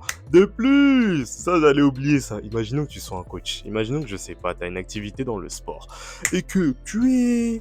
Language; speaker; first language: French; native; French